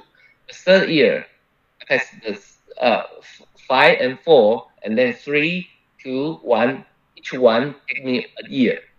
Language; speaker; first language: English; non-native, fluent; Chinese